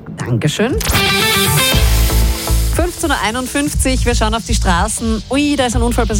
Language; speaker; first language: German; native; German